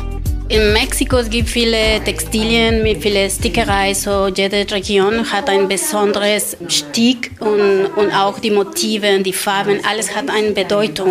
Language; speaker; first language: German; non-native, learner; Spanish